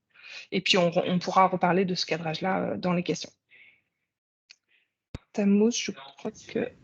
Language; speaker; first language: French; native; French